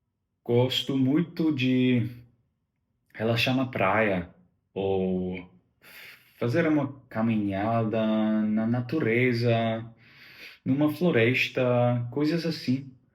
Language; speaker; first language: Portuguese; non-native, learner; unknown